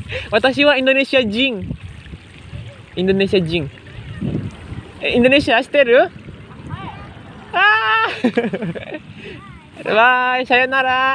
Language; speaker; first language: Japanese; non-native, learner; Indonesian